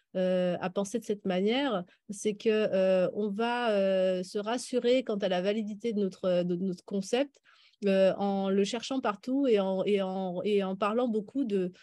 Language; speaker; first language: French; native; French